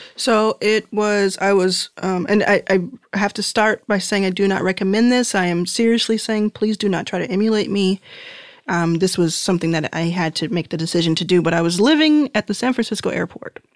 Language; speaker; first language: English; native; English